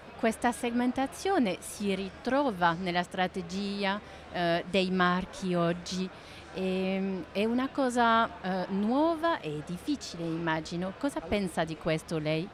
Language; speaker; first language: Italian; non-native, fluent; French